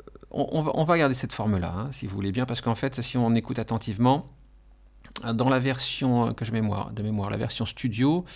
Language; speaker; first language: French; native; French